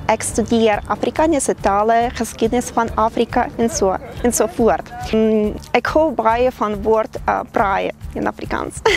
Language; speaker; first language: Afrikaans; non-native, learner; Russian